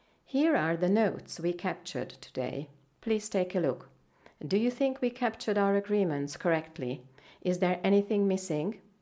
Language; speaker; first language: English; non-native, fluent; Hungarian